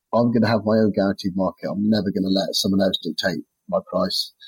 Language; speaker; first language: English; native; English